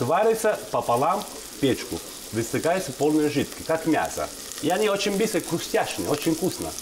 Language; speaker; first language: Russian; non-native, learner; Italian